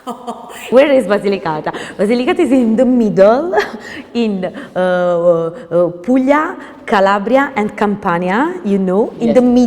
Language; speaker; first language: English; non-native, learner; Italian